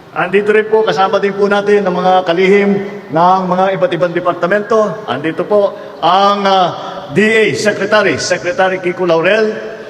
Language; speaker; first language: Filipino; native; Filipino